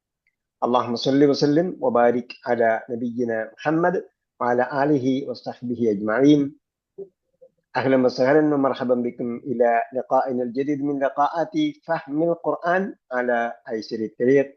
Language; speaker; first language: Arabic; non-native, fluent; Malayalam